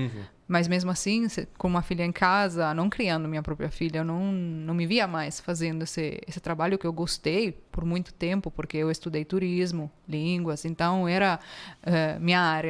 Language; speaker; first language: Portuguese; non-native, fluent; Italian